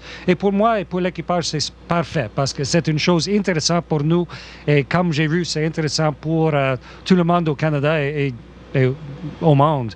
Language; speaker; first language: French; non-native, local second language; English